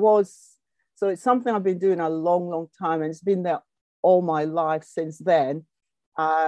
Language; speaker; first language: English; native; English